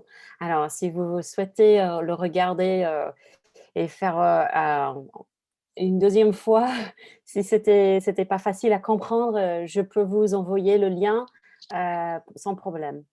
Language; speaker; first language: French; non-native, fluent; English